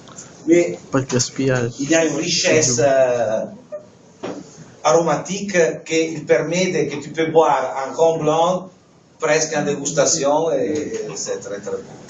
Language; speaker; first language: French; non-native, fluent; Italian